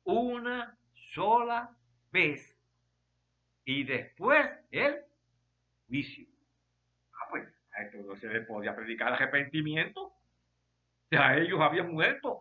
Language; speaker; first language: Spanish; native; Spanish